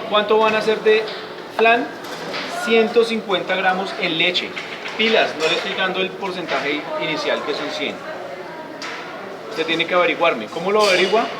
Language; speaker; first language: Spanish; native; Spanish